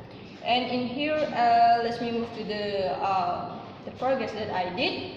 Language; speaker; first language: English; non-native, learner; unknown